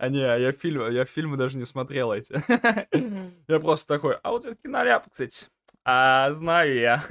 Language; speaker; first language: Russian; native; Russian